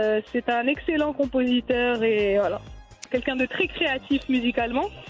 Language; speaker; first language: French; non-native, local second language; Arabic